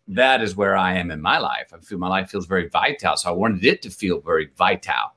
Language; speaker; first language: English; native; English